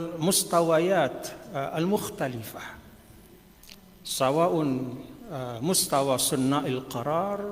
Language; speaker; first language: Arabic; non-native, fluent; Indonesian